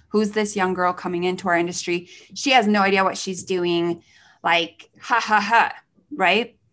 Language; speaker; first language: English; early bilingual, other home language; Spanish